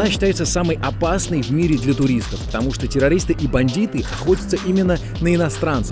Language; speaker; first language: Russian; native; Russian